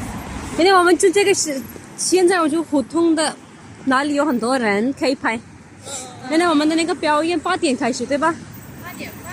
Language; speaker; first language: Chinese; non-native, learner; Urdu